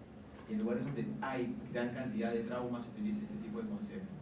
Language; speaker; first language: Spanish; native; Spanish